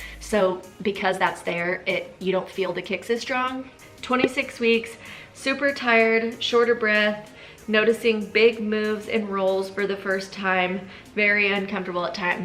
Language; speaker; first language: English; native; English